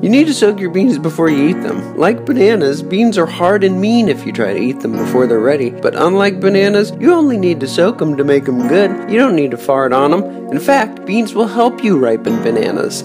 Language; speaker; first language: English; native; English